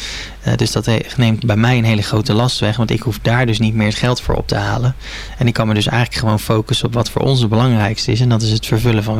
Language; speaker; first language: Dutch; native; Dutch